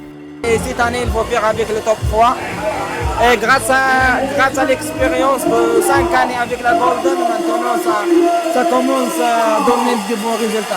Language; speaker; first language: French; non-native, learner; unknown